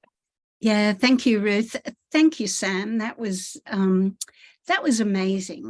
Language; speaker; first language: English; native; English